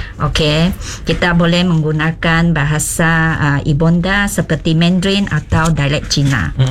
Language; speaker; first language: Malay; non-native, local second language; Chinese